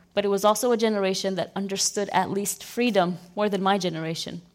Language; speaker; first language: English; non-native, fluent; Arabic